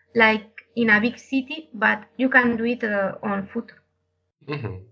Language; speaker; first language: English; non-native, learner; Spanish